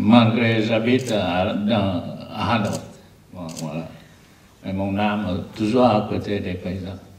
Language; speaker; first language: French; non-native, learner; Vietnamese